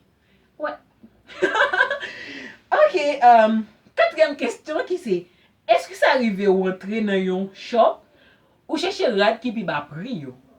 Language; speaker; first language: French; non-native, learner; Haitian Creole